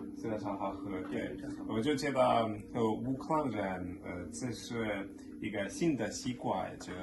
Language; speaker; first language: Chinese; non-native, learner; Ukrainian